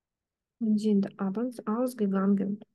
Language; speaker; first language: German; non-native, fluent; Ukrainian